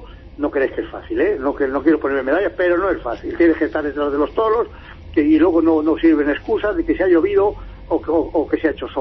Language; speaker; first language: Spanish; native; Spanish